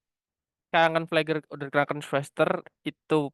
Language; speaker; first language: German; non-native, learner; Indonesian